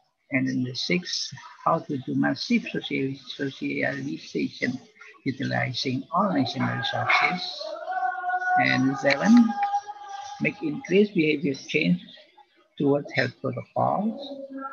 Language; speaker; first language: English; non-native, fluent; Indonesian